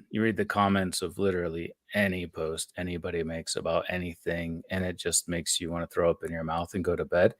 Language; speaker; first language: English; native; English